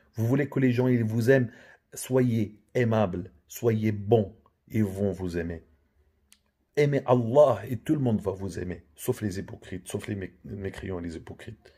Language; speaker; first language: French; non-native, local second language; Arabic